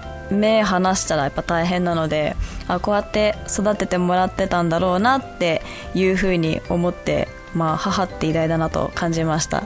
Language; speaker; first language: Japanese; early bilingual, other home language; English